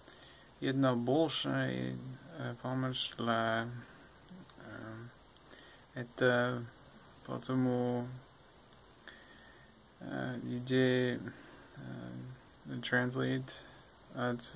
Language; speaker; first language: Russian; non-native, learner; English